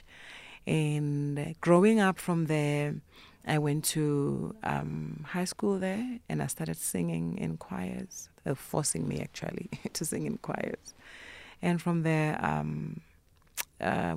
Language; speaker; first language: English; non-native, local second language; Northern Sotho